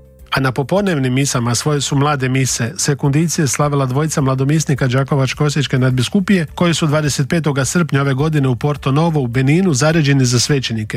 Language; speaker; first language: Bosnian; native; Bosnian